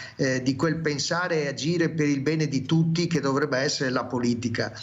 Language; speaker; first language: Italian; native; Italian